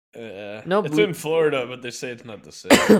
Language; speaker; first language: English; native; English